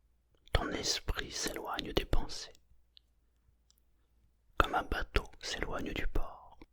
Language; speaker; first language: French; native; French